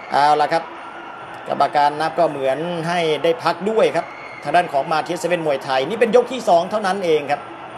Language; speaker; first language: Thai; native; Thai